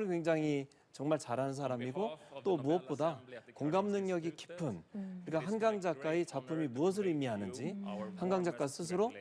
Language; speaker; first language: Korean; native; Korean